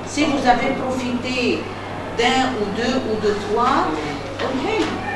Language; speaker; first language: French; non-native, fluent; Arabic